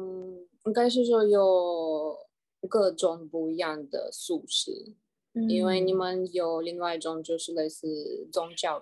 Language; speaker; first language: Chinese; non-native, fluent; Russian